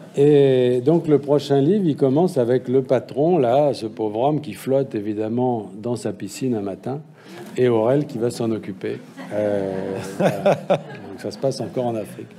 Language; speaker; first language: French; native; French